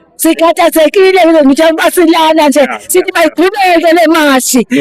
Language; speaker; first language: Zulu; non-native, local second language; Xhosa